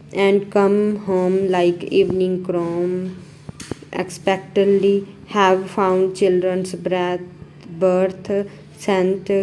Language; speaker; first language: English; non-native, local second language; Punjabi